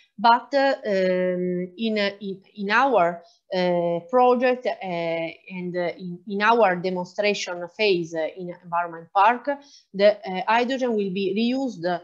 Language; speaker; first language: English; non-native, fluent; Italian